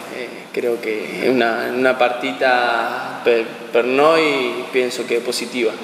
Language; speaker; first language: Italian; non-native, learner; Spanish